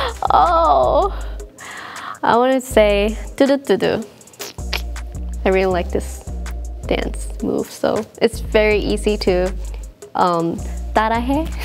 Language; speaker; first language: English; non-native, fluent; Thai